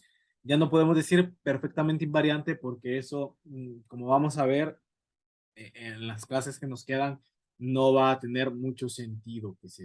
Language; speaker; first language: Spanish; native; Spanish